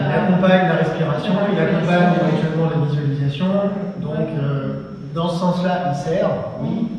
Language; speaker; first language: French; native; French